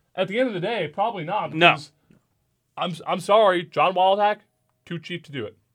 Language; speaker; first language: English; native; English